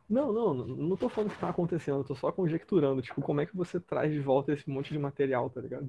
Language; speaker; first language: Portuguese; native; Portuguese